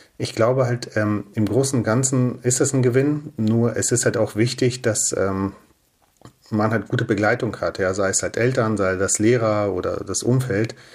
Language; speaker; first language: German; early bilingual, other home language; Russian